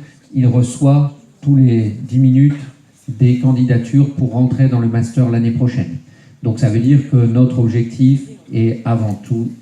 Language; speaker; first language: French; native; French